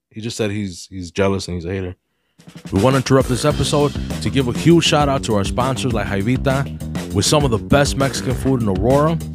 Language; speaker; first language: English; early bilingual, other home language; Spanish